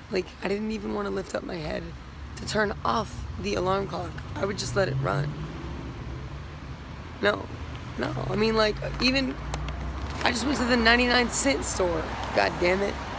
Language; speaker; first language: English; native; English